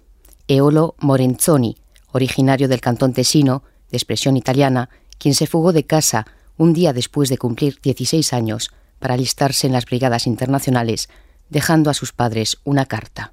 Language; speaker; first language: Spanish; native; Spanish